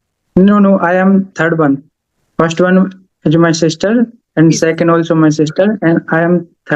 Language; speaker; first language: English; non-native, learner; Haryanvi